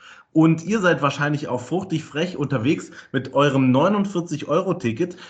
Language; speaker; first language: German; native; German